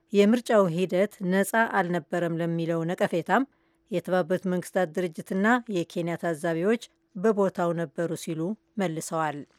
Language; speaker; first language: Amharic; native; Amharic